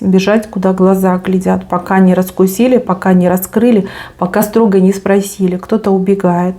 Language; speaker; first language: Russian; native; Russian